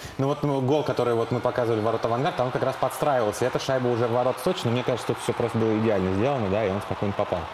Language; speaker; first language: Russian; native; Russian